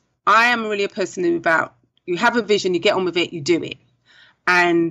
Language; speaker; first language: English; native; English